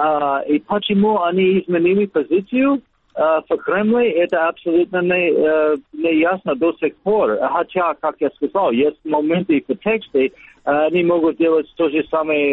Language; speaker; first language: Russian; non-native, learner; English